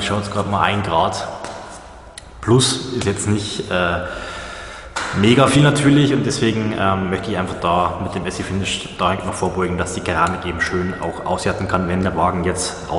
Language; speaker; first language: German; native; German